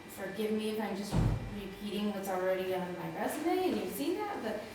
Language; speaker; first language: English; native; English